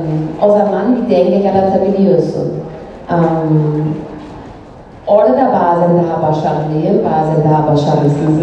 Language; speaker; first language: Turkish; non-native, fluent; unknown